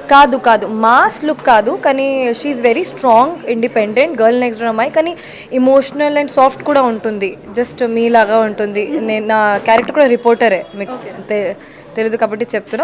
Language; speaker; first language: Telugu; non-native, fluent; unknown